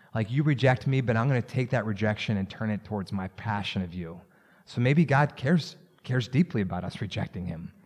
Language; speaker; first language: English; native; English